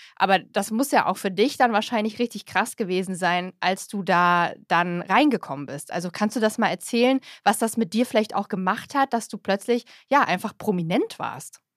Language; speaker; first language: German; native; German